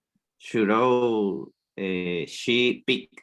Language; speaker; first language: Chinese; non-native, learner; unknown